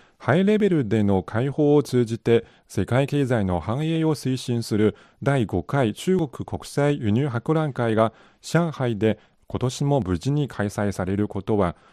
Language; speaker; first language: Japanese; non-native, fluent; Chinese